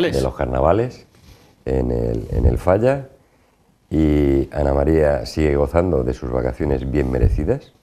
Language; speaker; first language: Spanish; native; Spanish